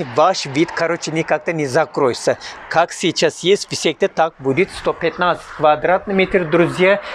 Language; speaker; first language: Russian; non-native, learner; Turkish